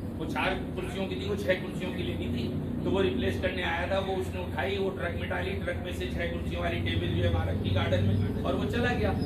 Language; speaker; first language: Urdu; native; Urdu